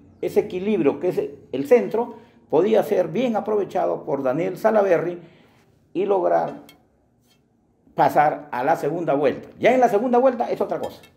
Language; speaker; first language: Spanish; native; Spanish